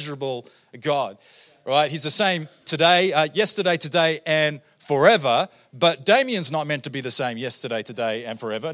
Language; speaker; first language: English; native; English